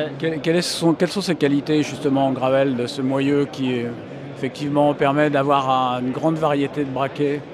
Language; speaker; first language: French; native; French